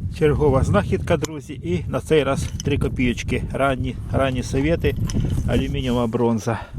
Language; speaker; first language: Ukrainian; non-native, local second language; Russian